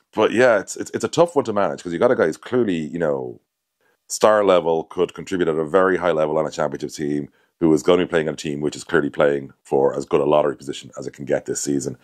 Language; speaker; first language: English; native; English